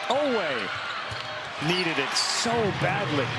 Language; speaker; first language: English; native; English